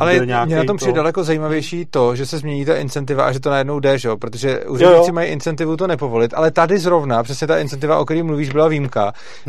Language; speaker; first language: Czech; native; Czech